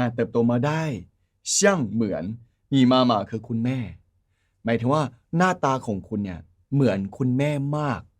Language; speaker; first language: Thai; non-native, fluent; Chinese